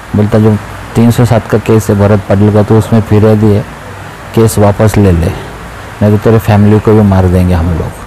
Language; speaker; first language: Hindi; non-native, local second language; Marathi